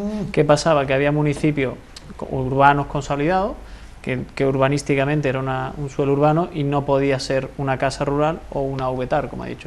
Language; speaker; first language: Spanish; native; Spanish